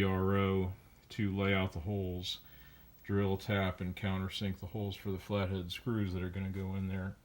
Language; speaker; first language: English; native; English